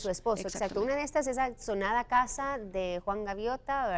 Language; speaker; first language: Spanish; native; Spanish